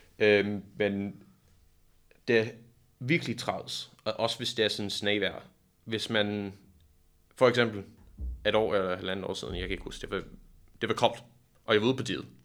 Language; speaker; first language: Danish; non-native, fluent; English